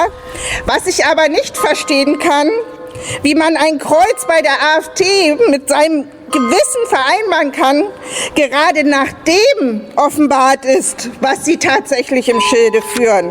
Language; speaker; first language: German; native; German